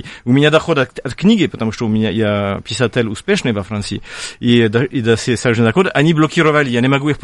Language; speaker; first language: Russian; non-native, fluent; French